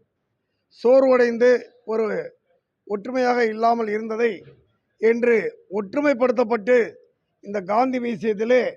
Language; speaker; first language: Tamil; native; Tamil